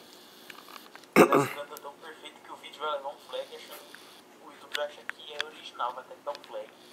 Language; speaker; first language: Portuguese; native; Portuguese